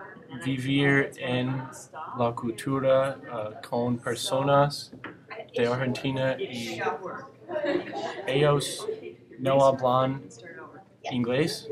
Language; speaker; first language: Spanish; non-native, learner; English